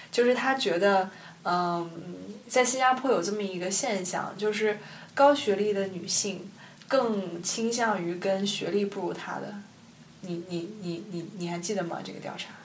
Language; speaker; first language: Chinese; native; Chinese